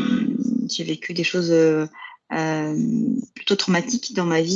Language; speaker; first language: French; native; French